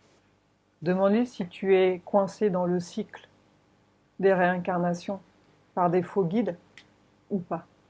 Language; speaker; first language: French; native; French